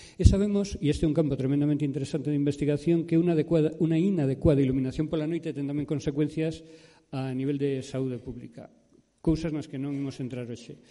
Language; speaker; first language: Galician; native; Galician